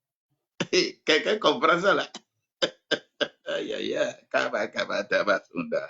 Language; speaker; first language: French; non-native, local second language; Ewe